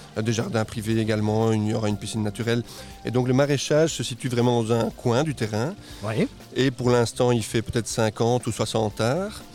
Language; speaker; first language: French; non-native, fluent; Spanish